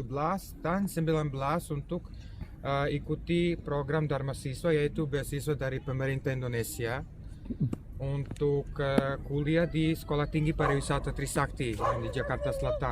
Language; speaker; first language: Indonesian; non-native, fluent; Serbian